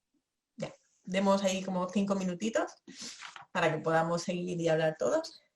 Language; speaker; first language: Spanish; native; Spanish